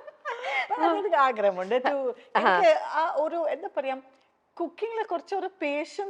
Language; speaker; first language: Malayalam; non-native, fluent; Kannada